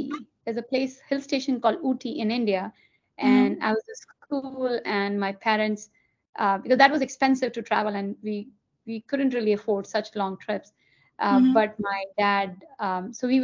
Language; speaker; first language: English; non-native, local second language; Hindi